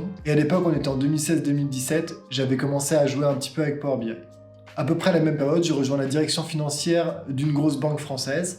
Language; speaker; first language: French; native; French